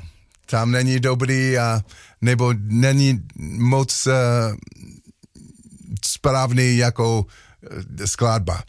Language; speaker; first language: Czech; non-native, learner; English